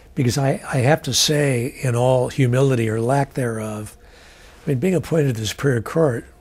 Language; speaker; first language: English; native; English